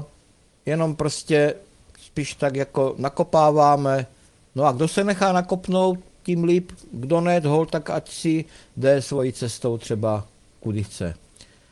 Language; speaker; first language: Czech; native; Czech